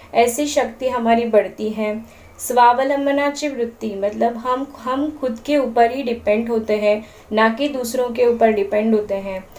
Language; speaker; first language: Hindi; non-native, local second language; Marathi